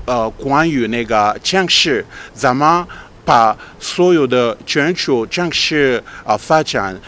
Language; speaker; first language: Chinese; non-native, fluent; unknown